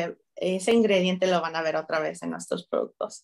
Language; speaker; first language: Spanish; early bilingual, heritage; Spanish